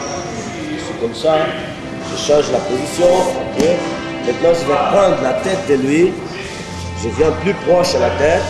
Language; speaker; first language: French; non-native, learner; Portuguese